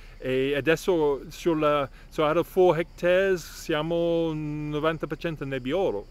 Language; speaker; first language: Italian; non-native, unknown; English